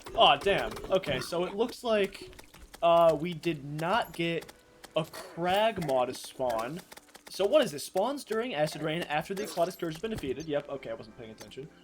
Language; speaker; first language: English; native; English